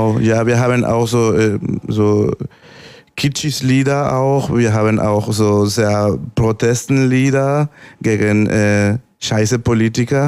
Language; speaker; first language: German; non-native, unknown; Spanish